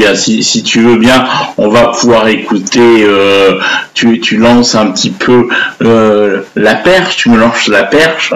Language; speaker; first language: French; native; French